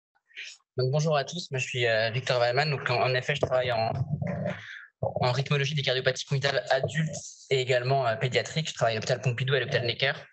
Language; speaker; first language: French; native; French